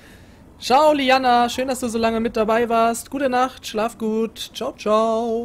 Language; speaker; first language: German; native; German